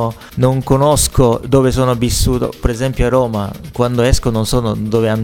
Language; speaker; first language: Italian; non-native, learner; Japanese